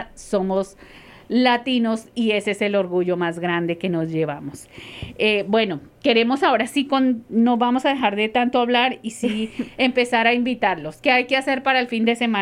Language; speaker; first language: Spanish; native; Spanish